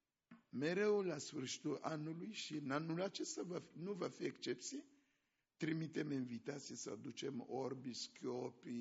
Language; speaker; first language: Romanian; non-native, fluent; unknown